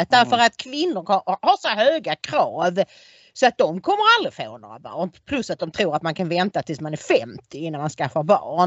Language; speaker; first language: Swedish; native; Swedish